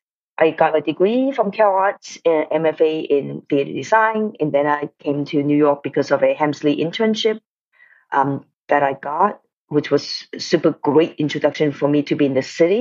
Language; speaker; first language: English; non-native, local second language; Cantonese